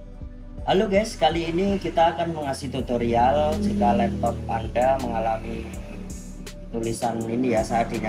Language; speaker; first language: Indonesian; native; Indonesian